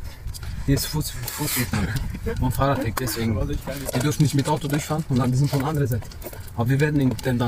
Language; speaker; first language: German; non-native, fluent; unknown